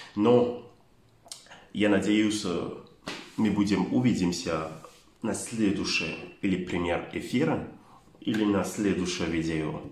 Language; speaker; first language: Russian; non-native, learner; French